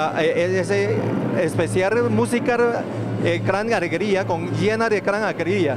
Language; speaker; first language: Spanish; non-native, learner; Chinese